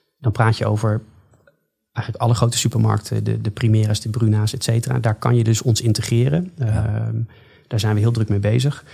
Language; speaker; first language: Dutch; native; Dutch